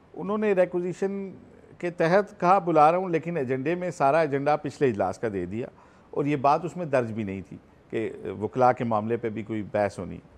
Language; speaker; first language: Urdu; native; Urdu